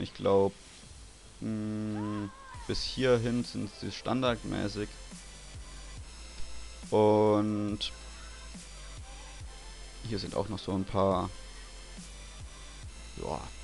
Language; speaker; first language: German; native; German